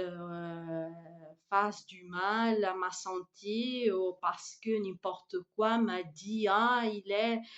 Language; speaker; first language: French; non-native, fluent; Italian